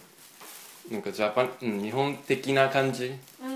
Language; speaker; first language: Japanese; native; Japanese